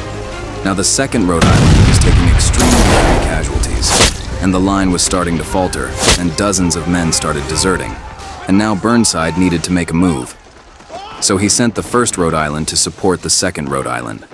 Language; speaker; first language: English; native; English